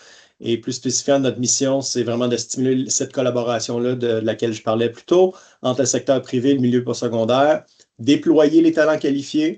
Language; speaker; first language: French; native; French